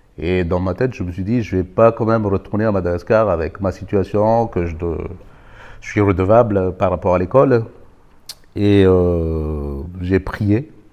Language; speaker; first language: French; non-native, local second language; Malagasy